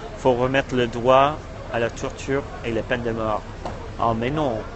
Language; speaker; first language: French; non-native, fluent; English